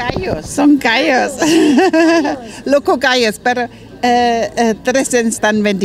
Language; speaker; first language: Spanish; non-native, learner; German